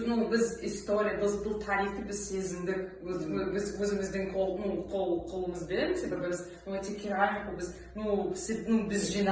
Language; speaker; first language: Kazakh; non-native, learner; Russian